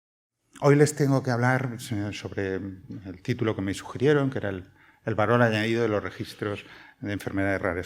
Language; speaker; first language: Spanish; native; Spanish